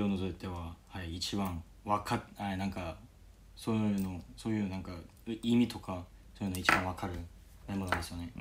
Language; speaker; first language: Japanese; non-native, learner; Korean